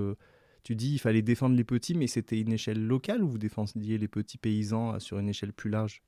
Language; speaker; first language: French; native; French